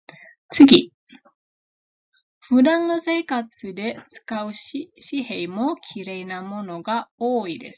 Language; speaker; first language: Japanese; non-native, fluent; Indonesian